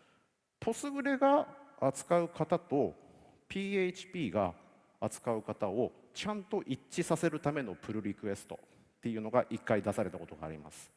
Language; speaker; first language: Japanese; native; Japanese